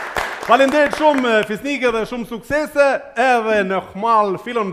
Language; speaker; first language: Albanian; native; Albanian